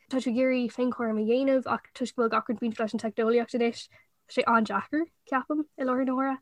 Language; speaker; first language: Irish; non-native, local second language; English